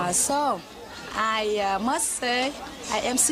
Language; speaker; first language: English; non-native, learner; Vietnamese